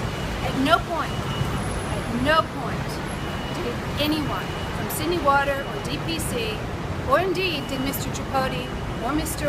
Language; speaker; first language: English; native; English